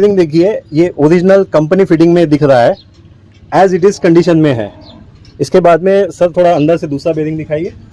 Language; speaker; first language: Hindi; non-native, local second language; Marathi